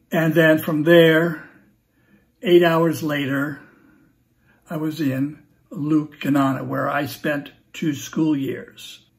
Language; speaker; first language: English; native; English